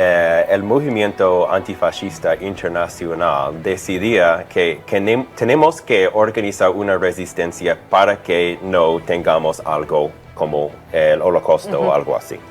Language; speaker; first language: Spanish; non-native, fluent; English